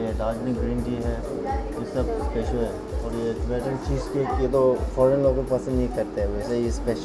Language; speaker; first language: Hindi; non-native, learner; Tibetan